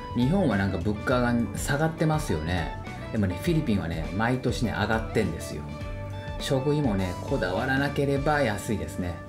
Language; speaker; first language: Japanese; native; Japanese